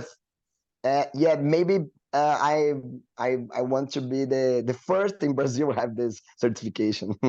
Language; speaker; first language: English; non-native, learner; Portuguese